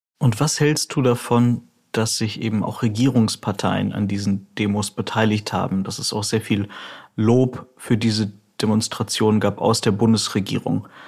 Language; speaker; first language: German; early bilingual, other home language; Russian